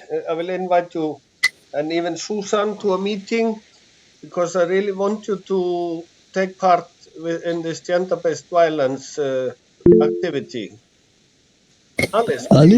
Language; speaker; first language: English; non-native, fluent; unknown